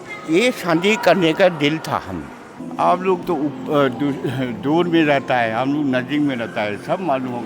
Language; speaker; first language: Hindi; non-native, local second language; Manipuri